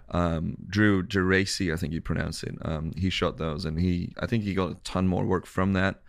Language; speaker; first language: English; non-native, fluent; Dutch